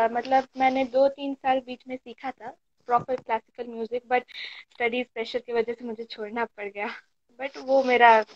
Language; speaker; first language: Hindi; native; Hindi